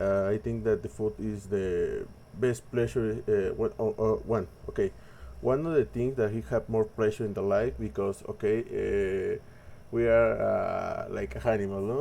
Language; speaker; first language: English; non-native, learner; Spanish